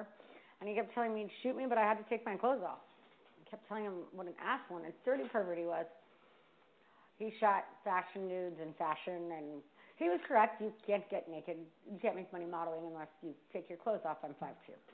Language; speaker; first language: English; native; English